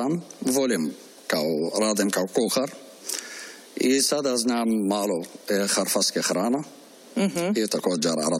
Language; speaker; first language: Croatian; non-native, learner; Arabic